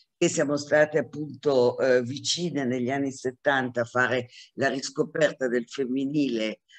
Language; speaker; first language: Italian; non-native, fluent; Hebrew